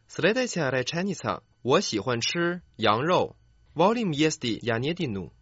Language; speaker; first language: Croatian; non-native, fluent; Chinese